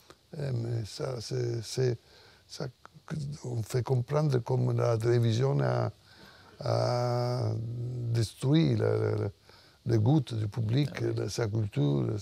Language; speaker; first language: French; non-native, fluent; Italian